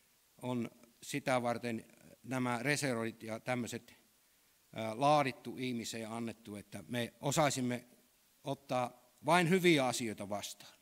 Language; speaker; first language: Finnish; native; Finnish